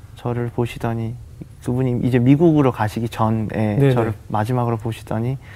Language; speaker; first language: Korean; native; Korean